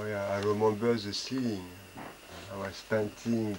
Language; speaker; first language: English; non-native, learner; French